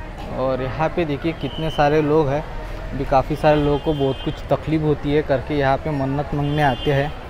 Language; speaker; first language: Hindi; non-native, local second language; Marathi